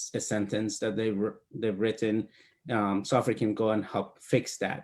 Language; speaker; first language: English; non-native, fluent; Persian